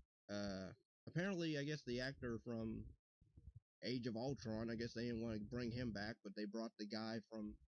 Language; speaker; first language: English; native; English